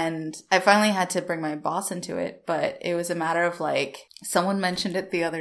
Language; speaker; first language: English; native; English